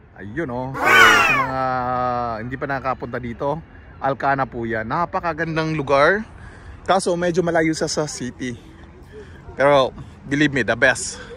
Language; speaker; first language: Filipino; non-native, local second language; Cebuano